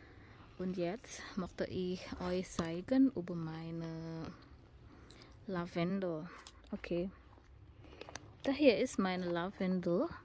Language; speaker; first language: German; non-native, learner; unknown